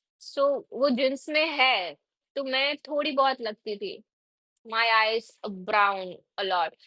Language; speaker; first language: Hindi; non-native, local second language; Gujarati